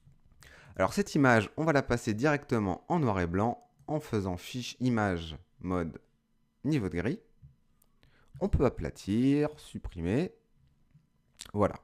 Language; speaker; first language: French; native; French